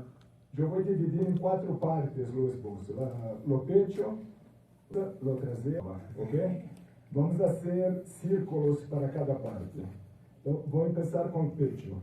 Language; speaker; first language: Spanish; non-native, fluent; Portuguese